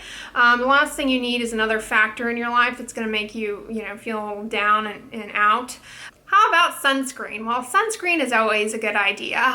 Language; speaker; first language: English; native; English